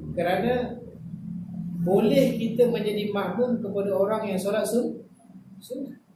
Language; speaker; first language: Malay; native; Malay